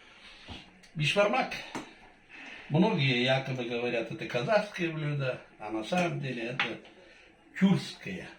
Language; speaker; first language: Russian; non-native, local second language; Tatar